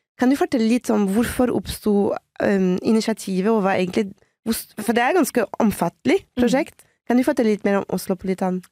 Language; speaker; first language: Norwegian; non-native, fluent; French